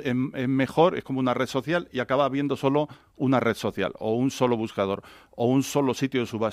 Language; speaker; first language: Spanish; native; Spanish